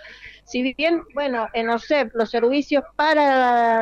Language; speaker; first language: Spanish; native; Spanish